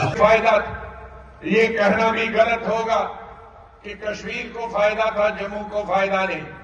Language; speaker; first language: Urdu; non-native, local second language; Kashmiri